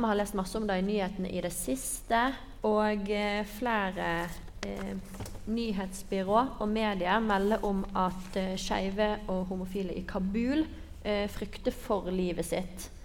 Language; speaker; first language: Norwegian; native; Norwegian